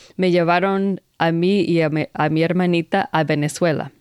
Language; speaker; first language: Spanish; non-native, fluent; English